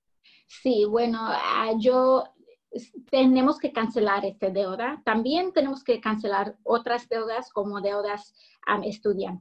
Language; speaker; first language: Spanish; early bilingual, heritage; English